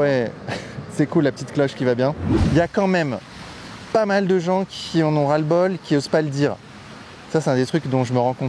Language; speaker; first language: French; native; French